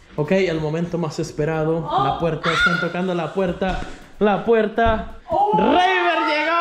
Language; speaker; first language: Spanish; native; Spanish